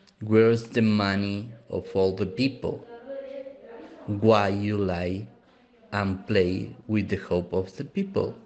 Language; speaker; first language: English; non-native, learner; Spanish